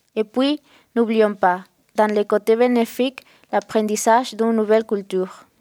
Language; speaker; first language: French; non-native, fluent; Spanish